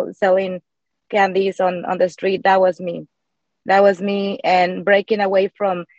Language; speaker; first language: English; non-native, fluent; Spanish